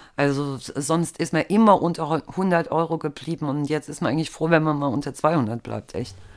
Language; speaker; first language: German; native; German